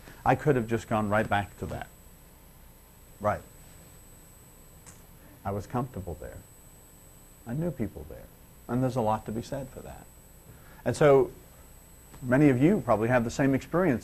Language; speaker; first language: English; native; English